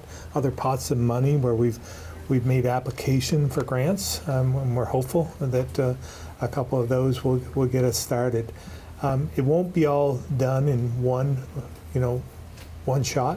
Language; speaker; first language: English; native; English